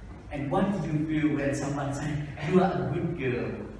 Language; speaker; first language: English; non-native, fluent; Vietnamese